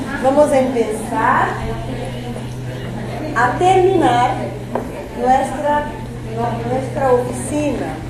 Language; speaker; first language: Spanish; non-native, fluent; Portuguese